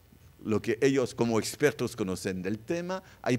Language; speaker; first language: Spanish; non-native, fluent; French